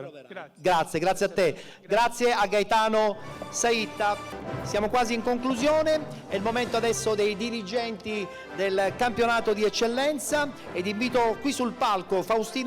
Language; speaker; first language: Italian; native; Italian